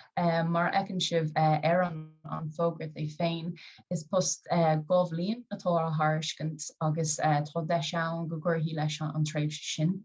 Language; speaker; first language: Irish; native; Irish